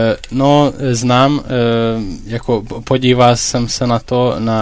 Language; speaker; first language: Czech; non-native, fluent; Hungarian